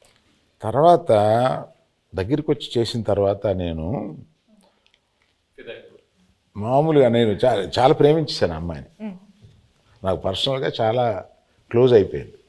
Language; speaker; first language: Telugu; native; Telugu